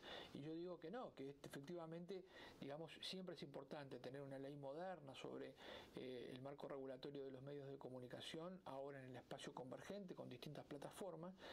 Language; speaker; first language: Spanish; native; Spanish